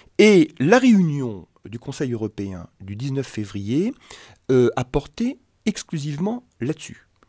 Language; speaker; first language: French; native; French